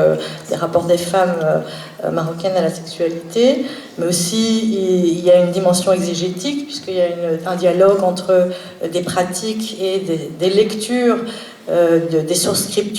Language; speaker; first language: French; native; French